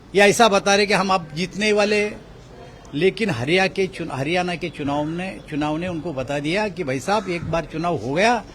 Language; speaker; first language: Hindi; non-native, local second language; Marathi